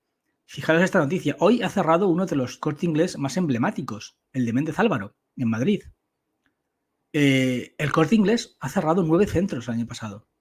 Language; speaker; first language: Spanish; native; Spanish